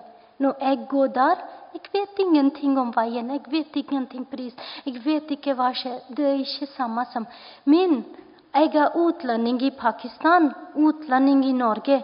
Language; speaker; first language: Norwegian; non-native, fluent; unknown